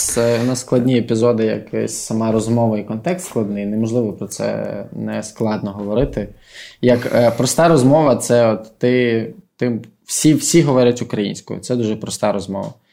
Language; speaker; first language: Ukrainian; non-native, local second language; Russian